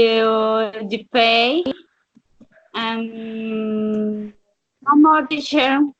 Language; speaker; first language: English; non-native, learner; Spanish